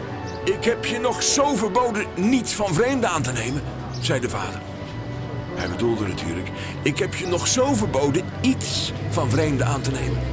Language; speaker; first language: Dutch; native; Dutch